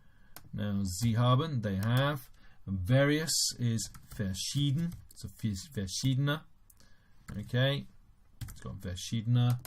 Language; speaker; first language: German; non-native, fluent; English